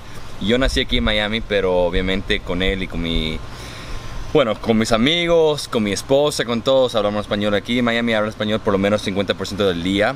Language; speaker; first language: Spanish; early bilingual, heritage; Spanish